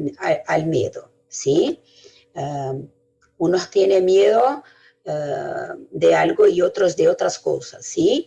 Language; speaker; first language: Spanish; non-native, fluent; Portuguese